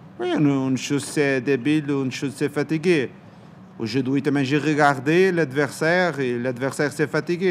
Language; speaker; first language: French; non-native, learner; Portuguese